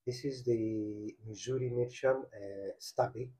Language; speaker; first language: English; non-native, fluent; Greek